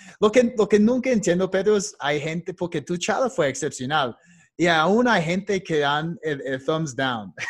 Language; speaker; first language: Spanish; non-native, fluent; English